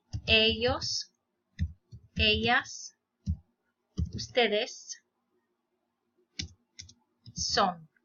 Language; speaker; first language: Spanish; non-native, fluent; English